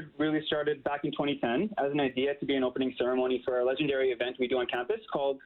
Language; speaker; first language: English; native; English